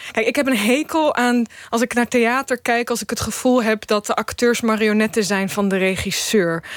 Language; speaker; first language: Dutch; early bilingual, other home language; Bosnian